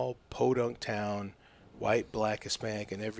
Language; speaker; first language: English; native; English